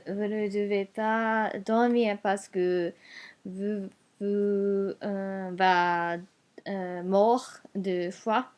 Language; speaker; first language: French; non-native, learner; Japanese